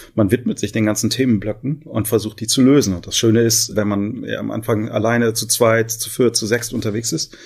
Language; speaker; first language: German; native; German